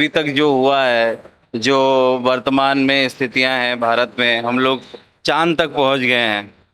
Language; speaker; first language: Hindi; native; Hindi